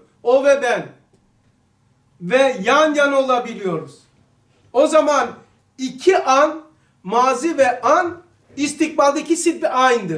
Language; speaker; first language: Turkish; native; Turkish